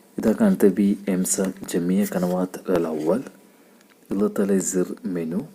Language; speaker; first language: Arabic; non-native, learner; Malayalam